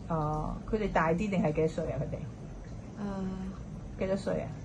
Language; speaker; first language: Cantonese; native; Cantonese